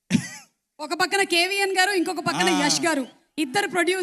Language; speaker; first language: Telugu; native; Telugu